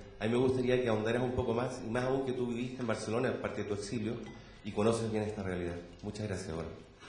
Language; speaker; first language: Spanish; native; Spanish